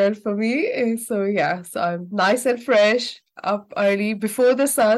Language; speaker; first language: English; non-native, local second language; Urdu